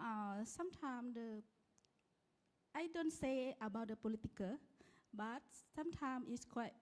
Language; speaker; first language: English; non-native, learner; Lao